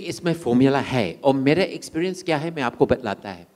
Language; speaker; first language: Hindi; non-native, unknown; English